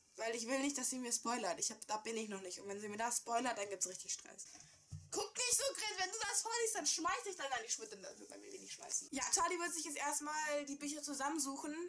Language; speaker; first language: German; native; German